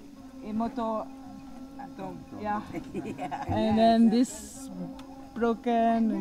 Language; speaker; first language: English; non-native, fluent; Dutch